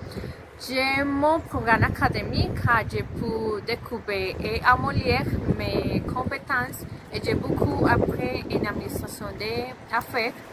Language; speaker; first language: French; non-native, learner; Spanish